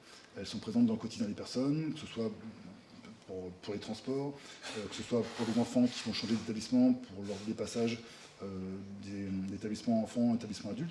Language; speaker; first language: French; native; French